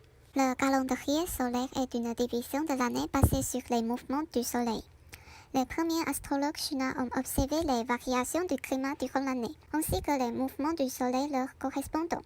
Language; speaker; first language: French; non-native, learner; Chinese